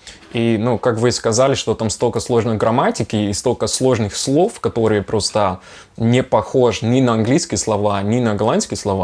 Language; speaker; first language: Russian; non-native, fluent; Dutch